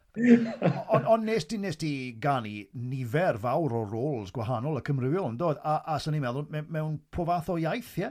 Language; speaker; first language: Welsh; native; Welsh